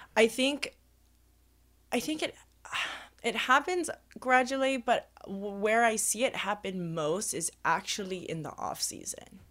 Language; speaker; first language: English; early bilingual, other home language; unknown